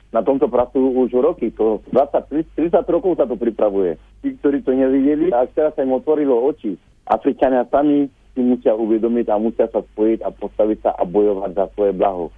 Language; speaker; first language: Slovak; non-native, fluent; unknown